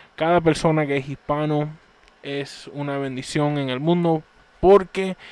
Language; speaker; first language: Spanish; early bilingual, heritage; Spanish